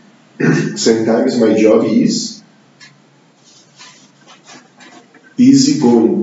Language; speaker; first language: English; non-native, learner; Portuguese